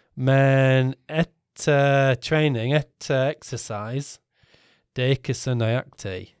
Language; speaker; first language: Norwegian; non-native, learner; English